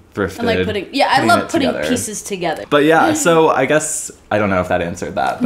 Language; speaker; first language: English; native; English